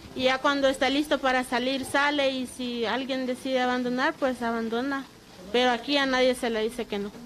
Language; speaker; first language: Spanish; native; Spanish